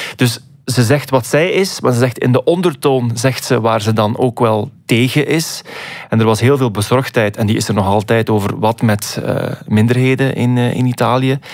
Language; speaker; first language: Dutch; native; Dutch